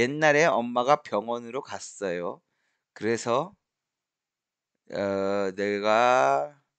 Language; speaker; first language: Korean; non-native, fluent; Spanish